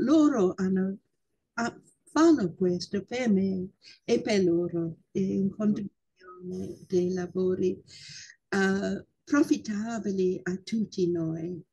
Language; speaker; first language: Italian; non-native, fluent; English